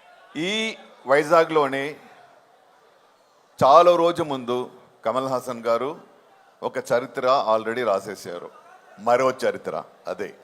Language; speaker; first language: Telugu; non-native, fluent; Tamil